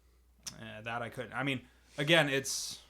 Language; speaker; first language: English; native; English